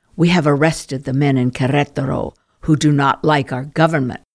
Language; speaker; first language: English; native; English